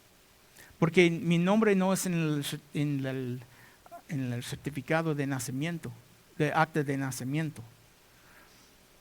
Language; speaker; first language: Spanish; non-native, learner; English